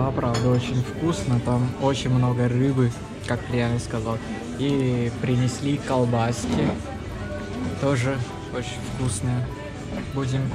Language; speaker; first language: Russian; non-native, learner; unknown